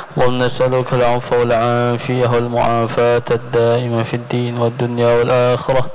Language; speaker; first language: Arabic; non-native, fluent; Indonesian